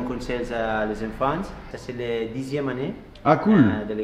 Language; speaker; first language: French; non-native, learner; Spanish